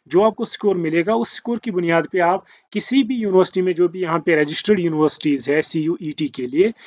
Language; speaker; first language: Hindi; native; Hindi